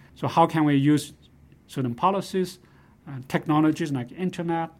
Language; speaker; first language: English; non-native, fluent; Chinese